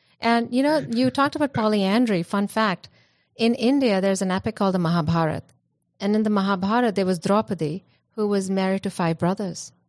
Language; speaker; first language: English; non-native, local second language; Punjabi